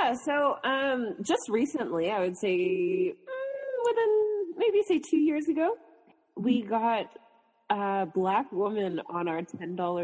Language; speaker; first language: English; native; English